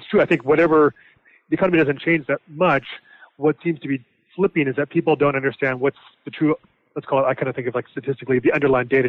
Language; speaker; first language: English; native; English